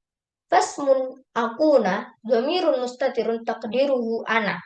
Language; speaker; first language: Arabic; non-native, learner; Indonesian